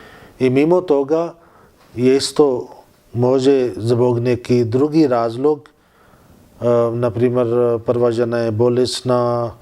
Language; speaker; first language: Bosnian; non-native, learner; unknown